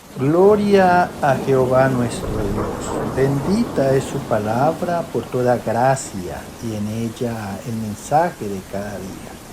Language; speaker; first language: Spanish; native; Spanish